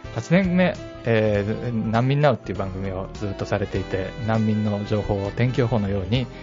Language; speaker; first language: Japanese; native; Japanese